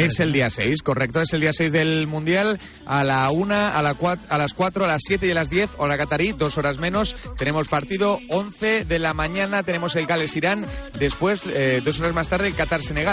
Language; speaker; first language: Spanish; native; Spanish